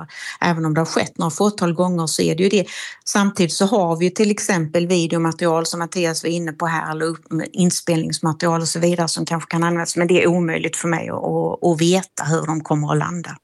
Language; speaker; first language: Swedish; native; Swedish